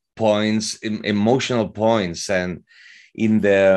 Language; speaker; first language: English; non-native, fluent; Spanish